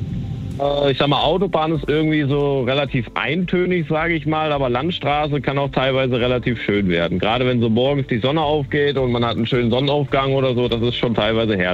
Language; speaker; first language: German; native; German